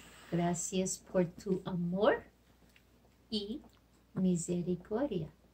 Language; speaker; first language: Spanish; non-native, learner; English